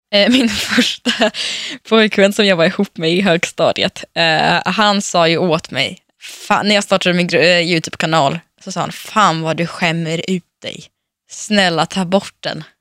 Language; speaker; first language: Swedish; early bilingual, other home language; Russian